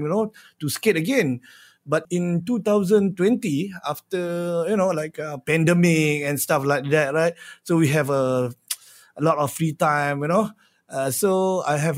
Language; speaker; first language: English; non-native, local second language; Malay